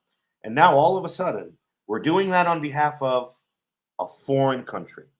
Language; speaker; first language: English; native; English